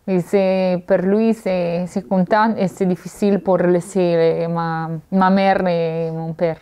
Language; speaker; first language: French; non-native, learner; Italian